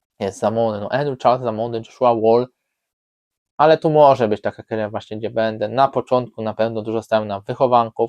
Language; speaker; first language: Polish; native; Polish